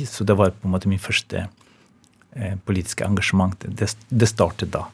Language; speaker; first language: Norwegian; non-native, fluent; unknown